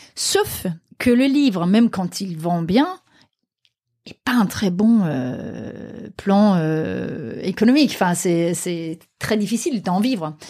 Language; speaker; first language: French; non-native, fluent; Danish